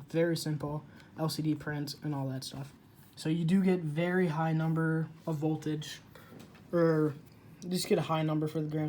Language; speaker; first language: English; native; English